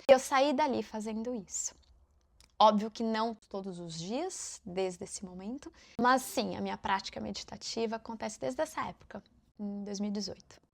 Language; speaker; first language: Portuguese; native; Portuguese